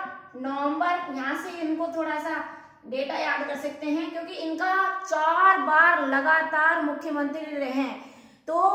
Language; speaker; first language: Hindi; native; Hindi